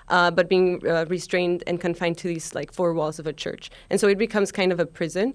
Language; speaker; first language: English; non-native, fluent; Spanish